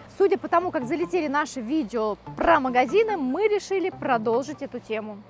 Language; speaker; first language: Russian; native; Russian